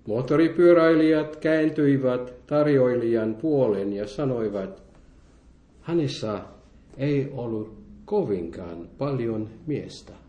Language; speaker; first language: Finnish; non-native, fluent; French